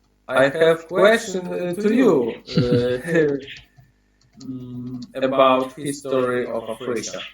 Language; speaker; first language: English; non-native, learner; Polish